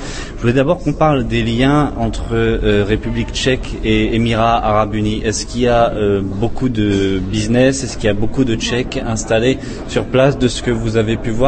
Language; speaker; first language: French; native; French